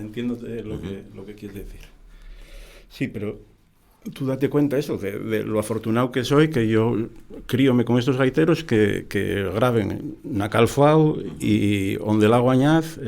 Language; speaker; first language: Spanish; native; Spanish